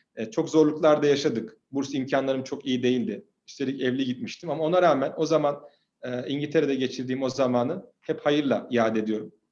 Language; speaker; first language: Turkish; native; Turkish